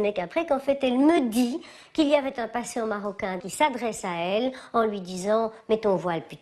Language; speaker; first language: French; native; French